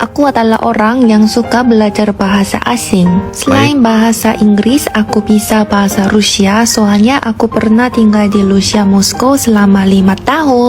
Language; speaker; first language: Indonesian; non-native, fluent; Korean